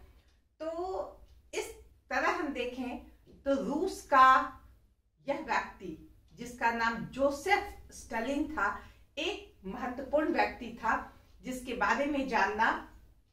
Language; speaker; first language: Hindi; native; Hindi